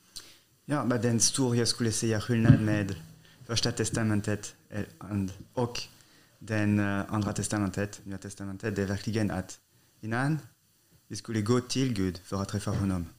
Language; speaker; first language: Swedish; non-native, fluent; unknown